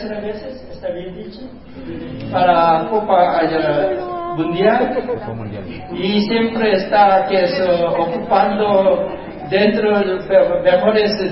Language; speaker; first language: Spanish; non-native, fluent; Korean